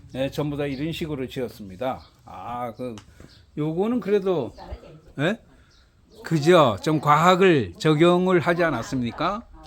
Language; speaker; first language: Korean; native; Korean